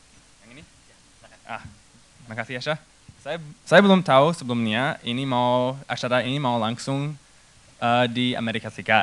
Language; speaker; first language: Indonesian; non-native, fluent; English